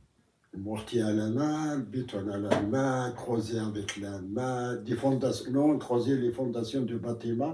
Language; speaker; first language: French; non-native, fluent; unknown